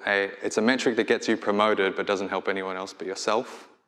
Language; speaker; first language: English; native; English